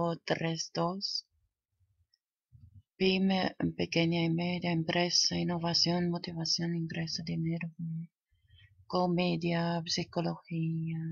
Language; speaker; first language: Spanish; non-native, fluent; German